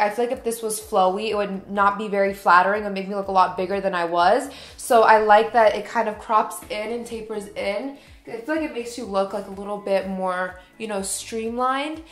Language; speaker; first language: English; native; English